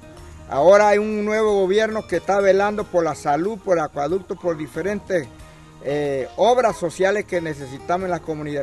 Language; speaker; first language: Spanish; non-native, local second language; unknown